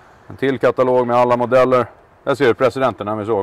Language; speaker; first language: Swedish; native; Swedish